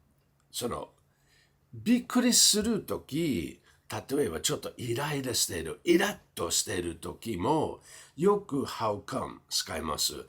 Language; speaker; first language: Japanese; non-native, fluent; English